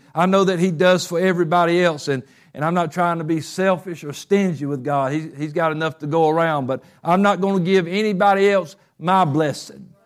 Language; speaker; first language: English; native; English